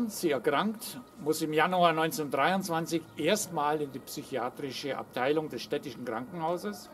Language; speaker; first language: German; native; German